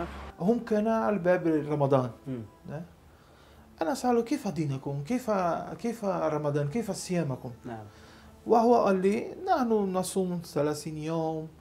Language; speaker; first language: Arabic; non-native, learner; Portuguese